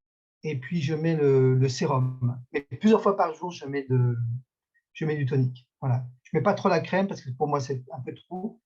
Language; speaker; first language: French; native; French